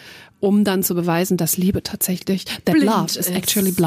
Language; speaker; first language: German; native; German